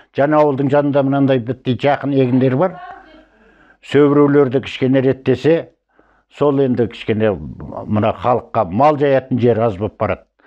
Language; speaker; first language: Kazakh; native; Kazakh